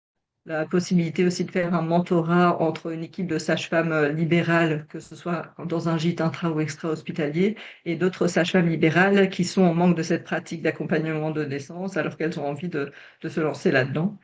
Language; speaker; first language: French; native; French